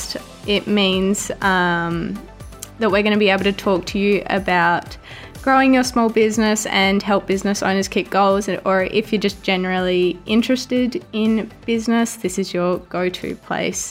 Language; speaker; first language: English; native; English